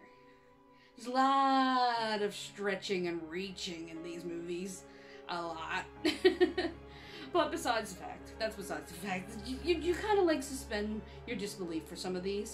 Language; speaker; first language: English; native; English